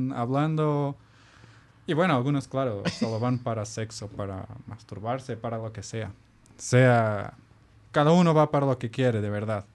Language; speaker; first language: Spanish; non-native, fluent; Portuguese